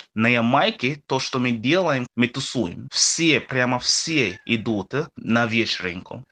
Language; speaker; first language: Russian; non-native, fluent; English